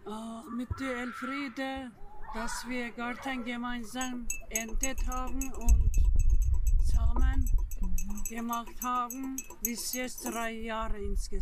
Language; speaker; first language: German; non-native, local second language; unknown